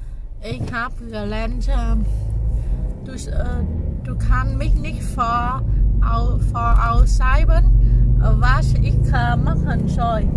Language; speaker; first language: German; non-native, learner; Vietnamese